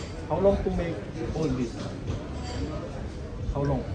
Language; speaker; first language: English; non-native, learner; Indonesian